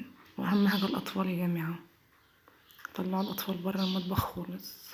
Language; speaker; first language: Arabic; native; Arabic